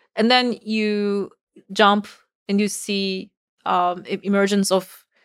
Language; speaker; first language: English; non-native, fluent; Turkish